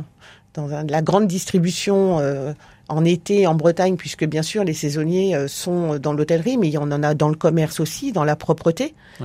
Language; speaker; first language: French; native; French